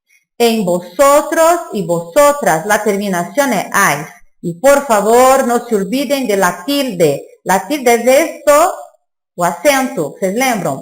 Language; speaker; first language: Spanish; non-native, fluent; Portuguese